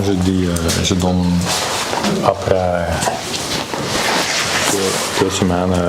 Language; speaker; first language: French; non-native, learner; Dutch